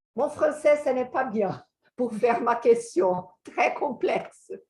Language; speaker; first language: French; non-native, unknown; Portuguese